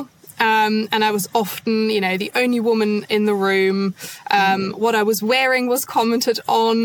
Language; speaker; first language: English; non-native, fluent; German